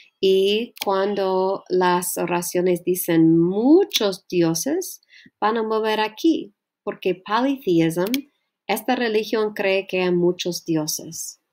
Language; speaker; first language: Spanish; non-native, learner; English